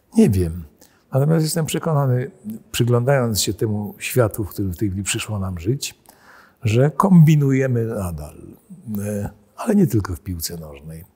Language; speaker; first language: Polish; native; Polish